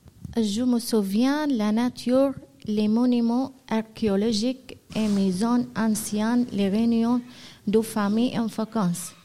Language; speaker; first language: French; non-native, learner; Arabic